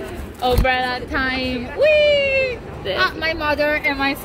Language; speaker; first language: English; non-native, learner; Italian